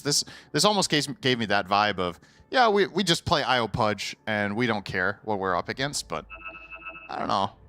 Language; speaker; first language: English; native; English